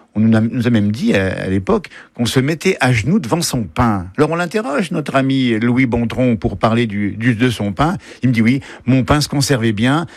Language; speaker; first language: French; native; French